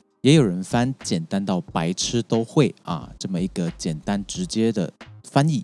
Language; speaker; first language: Chinese; native; Chinese